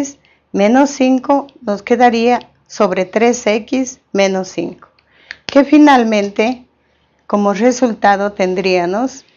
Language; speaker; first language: Spanish; native; Spanish